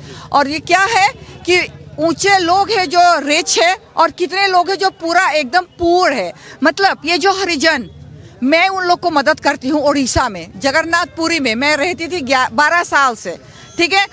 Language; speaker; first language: Hindi; early bilingual, heritage; Caribbean Hindustani